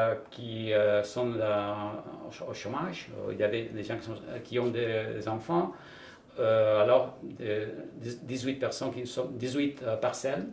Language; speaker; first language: French; non-native, fluent; Spanish